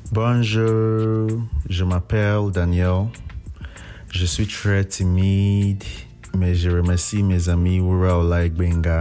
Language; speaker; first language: French; non-native, learner; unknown